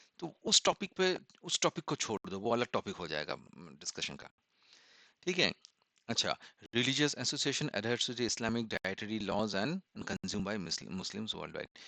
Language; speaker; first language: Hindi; non-native, local second language; Assamese